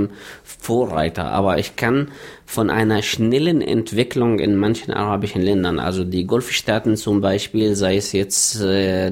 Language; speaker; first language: German; non-native, fluent; Arabic